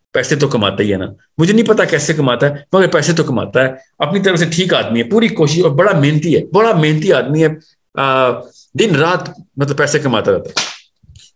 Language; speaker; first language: Urdu; native; Urdu